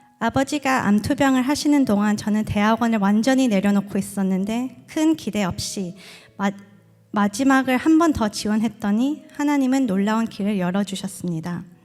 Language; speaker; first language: Korean; early bilingual, heritage; Korean